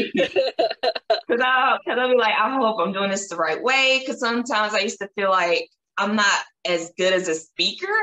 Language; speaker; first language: English; native; English